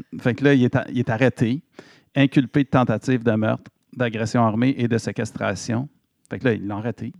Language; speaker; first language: French; native; French